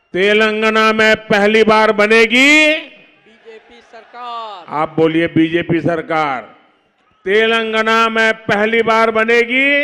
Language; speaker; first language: Hindi; non-native, local second language; Gujarati